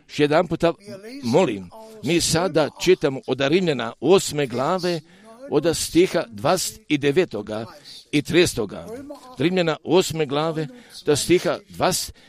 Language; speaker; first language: Croatian; early bilingual, heritage; Serbian